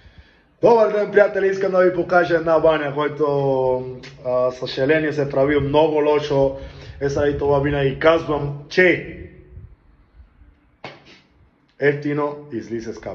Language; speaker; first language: Bulgarian; non-native, learner; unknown